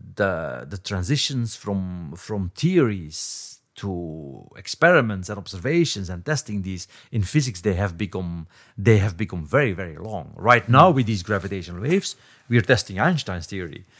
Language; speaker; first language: English; non-native, fluent; Dutch